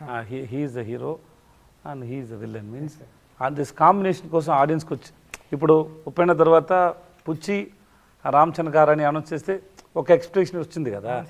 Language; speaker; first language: Telugu; non-native, learner; Tamil